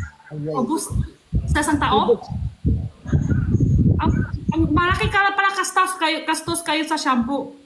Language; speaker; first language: Filipino; non-native, local second language; Cebuano